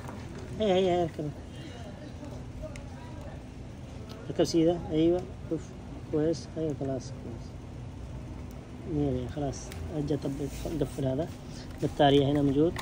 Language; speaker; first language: Arabic; non-native, learner; Urdu